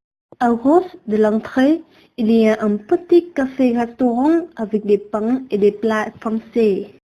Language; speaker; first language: French; non-native, learner; Vietnamese